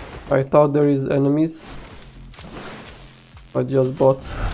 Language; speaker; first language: English; non-native, fluent; Romanian